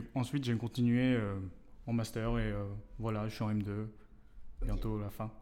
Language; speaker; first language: French; non-native, fluent; Korean